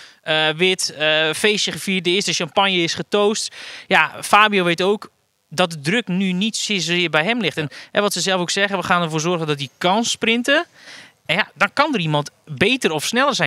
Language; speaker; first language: Dutch; native; Dutch